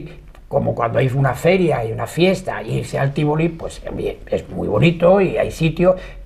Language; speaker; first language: Spanish; native; Spanish